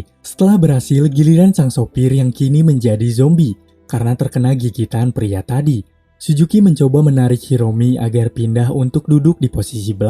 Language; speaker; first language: Indonesian; native; Indonesian